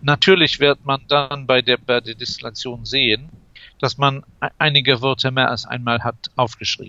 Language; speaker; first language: German; non-native, fluent; English